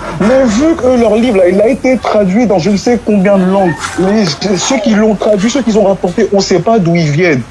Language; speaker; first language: French; non-native, local second language; Wolof